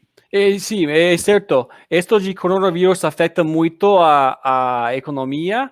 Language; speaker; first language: Portuguese; non-native, learner; English